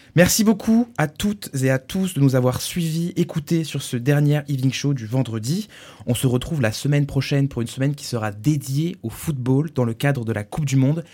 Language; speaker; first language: French; native; French